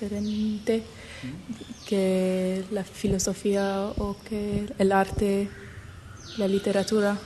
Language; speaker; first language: Spanish; non-native, learner; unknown